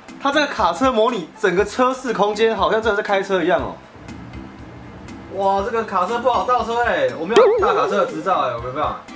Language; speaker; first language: Chinese; native; Chinese